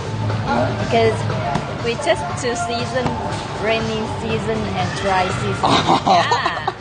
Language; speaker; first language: English; non-native, learner; Vietnamese